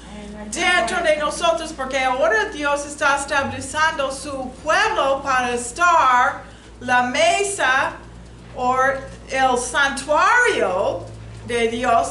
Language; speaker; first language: Spanish; non-native, fluent; English